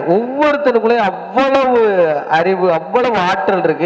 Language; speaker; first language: Tamil; native; Tamil